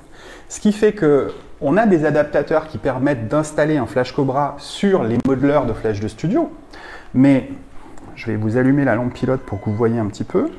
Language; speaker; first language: French; native; French